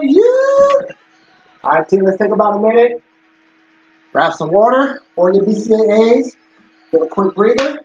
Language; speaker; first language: English; native; English